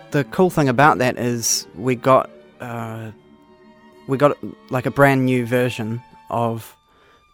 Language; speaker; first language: English; native; English